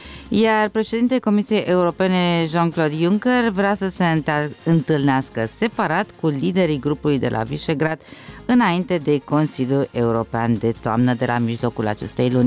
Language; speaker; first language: Romanian; native; Romanian